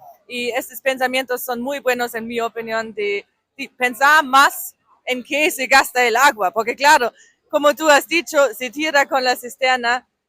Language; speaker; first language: Spanish; non-native, fluent; German